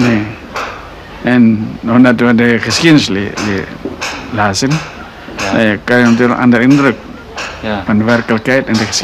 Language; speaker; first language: Dutch; non-native, local second language; Indonesian